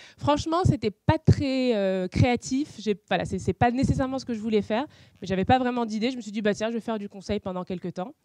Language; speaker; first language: French; non-native, local second language; Arabic